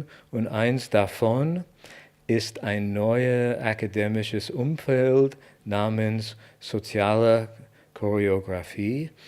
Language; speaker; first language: German; non-native, fluent; English